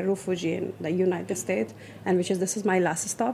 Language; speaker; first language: English; non-native, learner; Persian